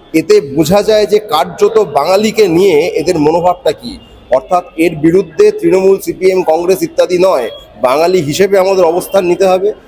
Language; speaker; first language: Bangla; native; Bangla